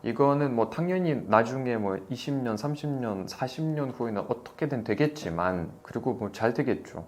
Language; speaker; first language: Korean; non-native, fluent; Russian